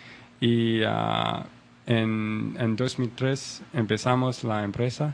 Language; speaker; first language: Spanish; non-native, learner; English